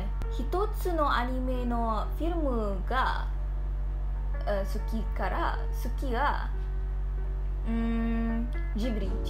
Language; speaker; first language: Japanese; non-native, learner; Malay